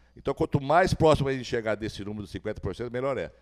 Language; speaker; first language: Portuguese; native; Portuguese